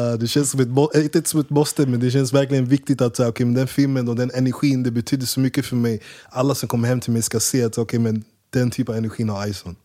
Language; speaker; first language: Swedish; early bilingual, other home language; English